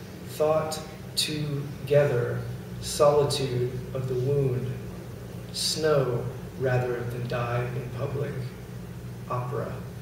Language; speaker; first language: English; native; English